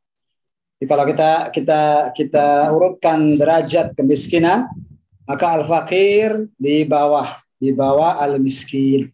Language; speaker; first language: Indonesian; native; Indonesian